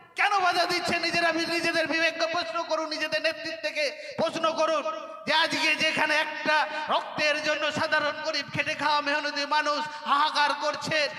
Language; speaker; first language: Bangla; non-native, local second language; Santali